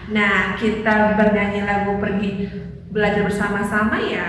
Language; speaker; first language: Indonesian; native; Indonesian